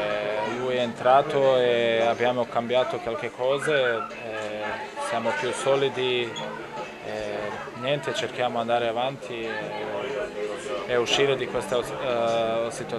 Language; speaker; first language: Italian; non-native, learner; Bosnian